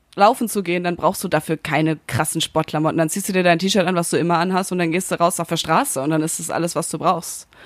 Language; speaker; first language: German; native; German